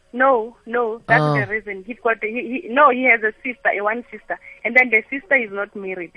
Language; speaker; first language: English; non-native, local second language; Northern Sotho